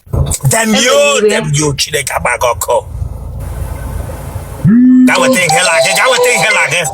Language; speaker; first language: Igbo; native; Igbo